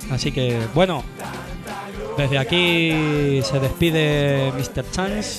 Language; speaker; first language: Spanish; native; Spanish